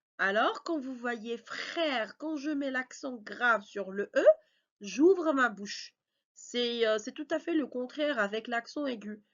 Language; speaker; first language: French; non-native, local second language; Arabic